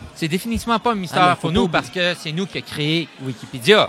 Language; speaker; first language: French; native; French